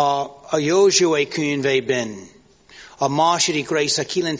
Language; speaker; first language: Hungarian; non-native, learner; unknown